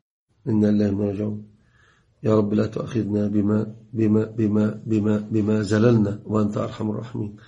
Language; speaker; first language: Arabic; native; Arabic